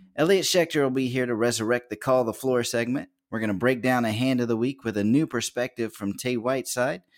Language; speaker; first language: English; native; English